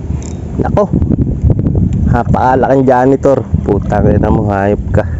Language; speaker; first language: Filipino; native; Filipino